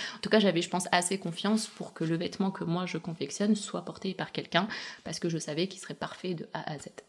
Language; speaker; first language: French; early bilingual, other home language; Russian